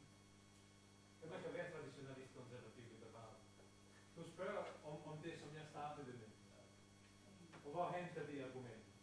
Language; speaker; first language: Danish; non-native, fluent; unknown